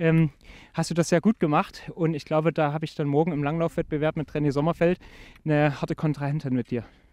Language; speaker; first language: German; native; German